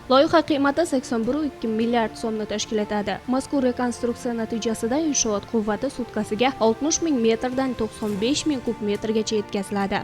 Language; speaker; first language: Uzbek; native; Uzbek